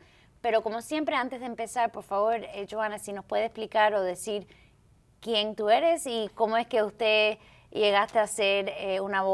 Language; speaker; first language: Spanish; early bilingual, heritage; Spanish